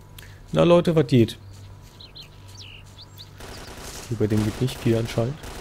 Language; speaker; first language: German; native; German